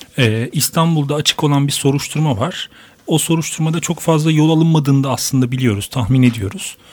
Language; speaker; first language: Turkish; native; Turkish